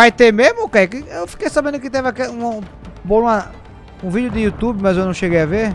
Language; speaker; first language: Portuguese; native; Portuguese